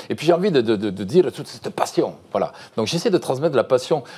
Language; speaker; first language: French; native; French